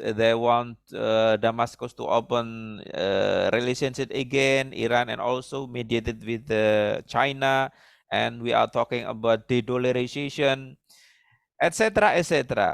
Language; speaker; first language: English; non-native, learner; Indonesian